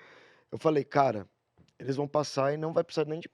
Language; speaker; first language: Portuguese; native; Portuguese